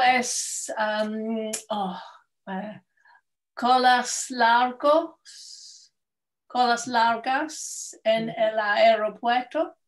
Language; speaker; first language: Spanish; non-native, learner; English